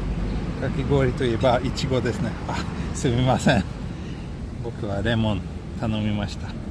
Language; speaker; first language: Japanese; non-native, fluent; Swedish